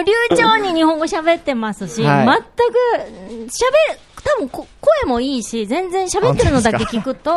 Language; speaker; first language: Japanese; native; Japanese